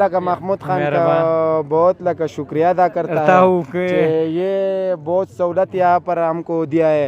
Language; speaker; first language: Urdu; non-native, local second language; Pashto